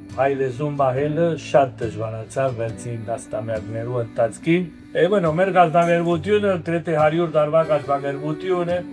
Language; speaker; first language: Armenian; early bilingual, heritage; Armenian